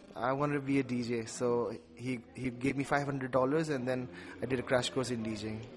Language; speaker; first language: English; non-native, local second language; Nepali